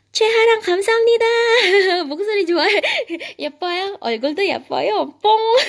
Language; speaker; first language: Korean; non-native, fluent; Filipino